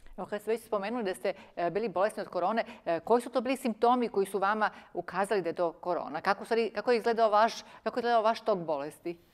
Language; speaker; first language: Serbian; native; Serbian